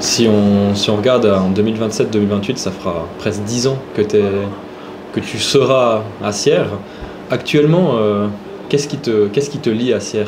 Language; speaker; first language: French; native; French